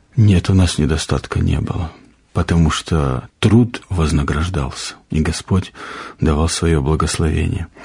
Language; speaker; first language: Russian; native; Russian